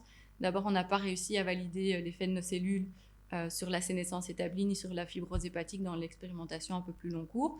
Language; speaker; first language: French; native; French